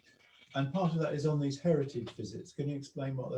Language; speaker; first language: English; native; English